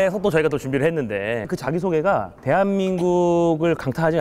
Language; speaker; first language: Korean; native; Korean